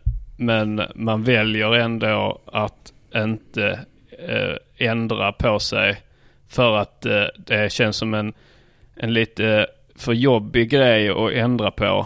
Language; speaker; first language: Swedish; native; Swedish